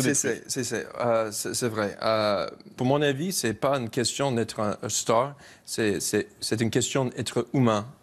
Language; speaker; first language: French; non-native, learner; English